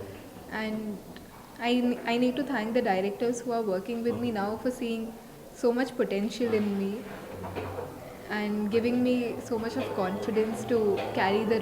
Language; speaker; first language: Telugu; non-native, local second language; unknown